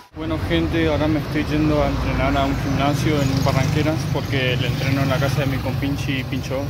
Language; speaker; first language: Spanish; native; Spanish